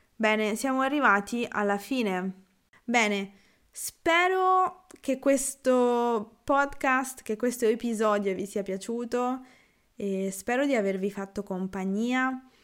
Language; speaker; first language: Italian; native; Italian